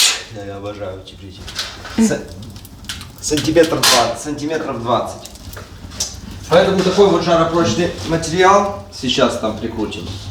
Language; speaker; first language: Russian; native; Russian